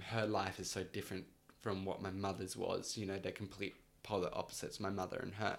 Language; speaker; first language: English; early bilingual, other home language; Spanish